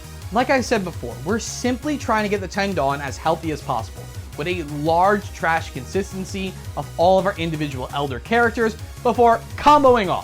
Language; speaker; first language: English; native; English